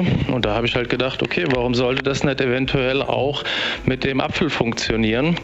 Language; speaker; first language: German; native; German